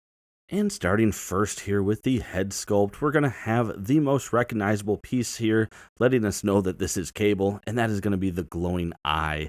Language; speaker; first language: English; native; English